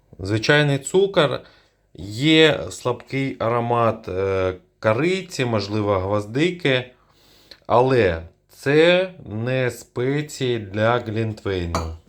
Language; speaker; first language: Ukrainian; non-native, local second language; Russian